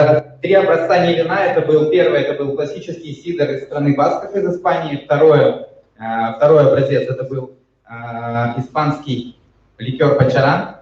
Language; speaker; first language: Russian; native; Russian